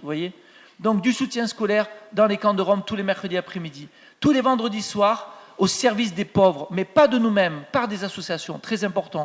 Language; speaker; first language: French; native; French